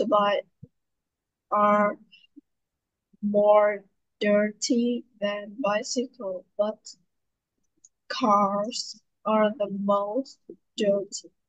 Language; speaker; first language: English; non-native, learner; Vietnamese